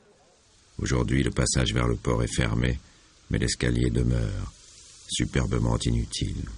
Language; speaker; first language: French; native; French